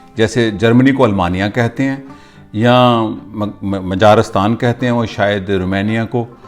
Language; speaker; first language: Hindi; non-native, local second language; Punjabi